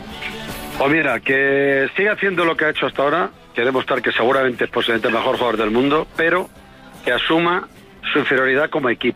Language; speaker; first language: Spanish; native; Spanish